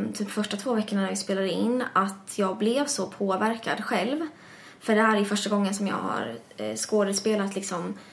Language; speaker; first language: Swedish; early bilingual, other home language; English